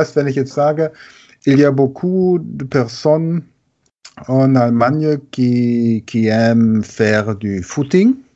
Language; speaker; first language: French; non-native, learner; German